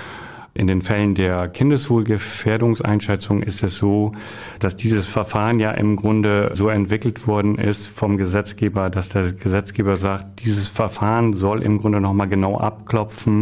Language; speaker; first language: German; native; German